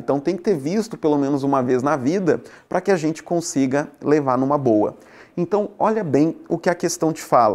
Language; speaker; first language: Portuguese; native; Portuguese